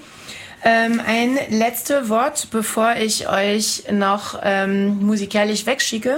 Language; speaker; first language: German; non-native, fluent; French